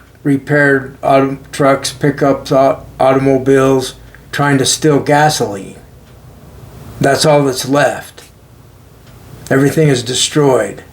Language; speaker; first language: English; native; English